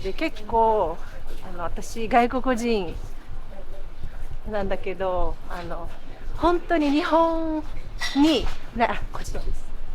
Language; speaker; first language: Japanese; non-native, fluent; Portuguese